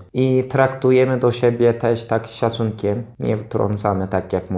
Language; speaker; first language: Polish; non-native, fluent; Turkish